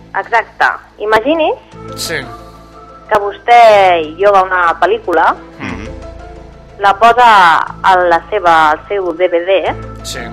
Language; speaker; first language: Catalan; native; Catalan